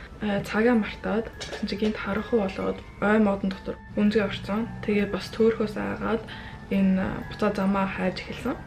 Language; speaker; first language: Mongolian; early bilingual, heritage; Mongolian